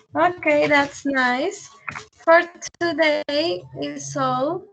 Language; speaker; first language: English; non-native, learner; Spanish